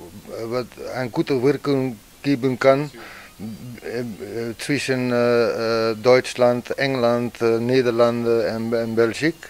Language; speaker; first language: German; non-native, learner; Dutch